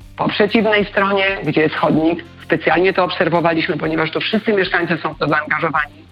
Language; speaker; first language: Polish; native; Polish